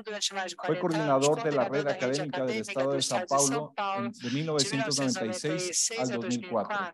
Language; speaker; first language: Spanish; native; Spanish